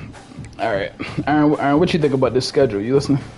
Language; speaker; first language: English; native; English